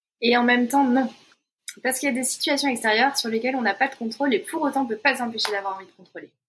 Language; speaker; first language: French; native; French